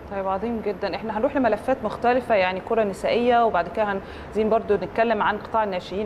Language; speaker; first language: Arabic; native; Arabic